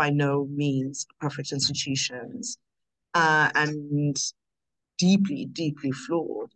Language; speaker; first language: English; non-native, local second language; North Ndebele